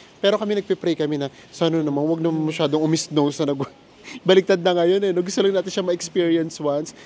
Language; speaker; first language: Filipino; native; Filipino